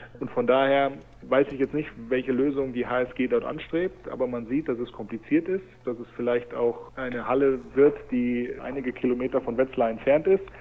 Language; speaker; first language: German; native; German